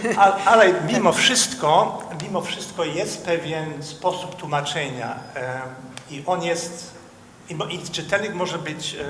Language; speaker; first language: Polish; non-native, fluent; Dutch